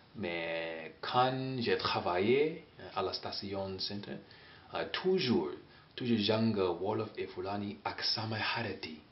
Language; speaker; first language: French; non-native, learner; English